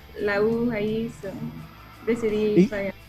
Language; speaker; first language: Spanish; early bilingual, heritage; English